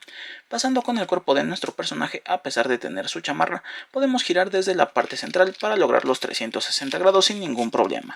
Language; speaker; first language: Spanish; native; Spanish